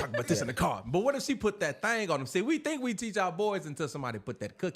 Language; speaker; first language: English; native; English